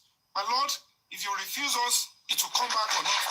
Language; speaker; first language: English; non-native, local second language; Yoruba